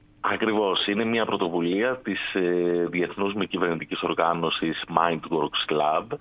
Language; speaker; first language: Greek; native; Greek